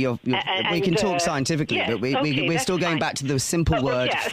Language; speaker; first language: English; native; English